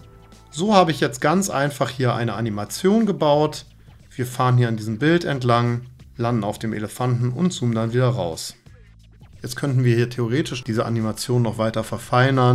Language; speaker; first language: German; native; German